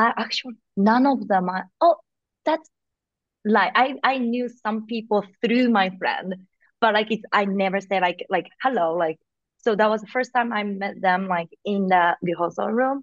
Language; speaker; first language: English; non-native, learner; Japanese